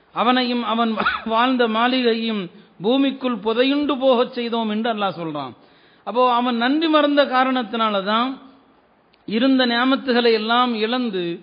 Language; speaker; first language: Tamil; native; Tamil